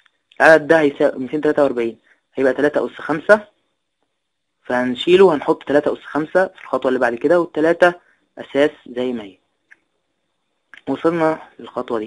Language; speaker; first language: Arabic; native; Arabic